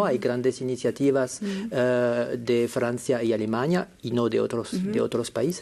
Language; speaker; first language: Spanish; non-native, fluent; French